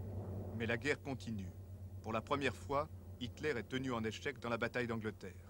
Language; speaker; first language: French; native; French